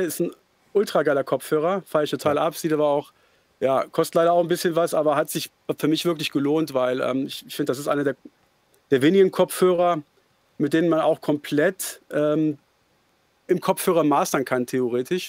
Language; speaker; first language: German; native; German